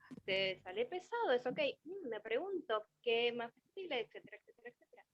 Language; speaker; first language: Spanish; native; Spanish